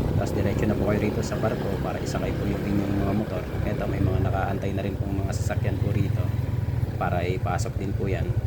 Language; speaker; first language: Filipino; non-native, local second language; Bikol